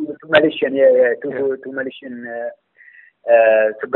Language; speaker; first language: English; non-native, learner; Arabic